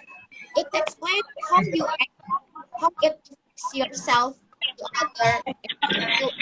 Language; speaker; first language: English; non-native, learner; Indonesian